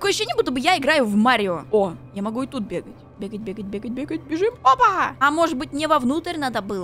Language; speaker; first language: Russian; native; Russian